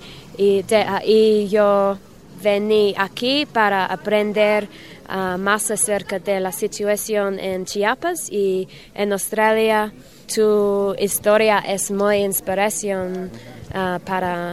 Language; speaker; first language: Spanish; non-native, learner; English